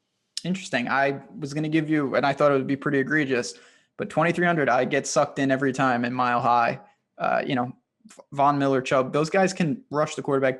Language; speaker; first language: English; native; English